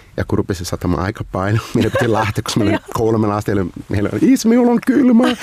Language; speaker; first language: Finnish; non-native, fluent; Portuguese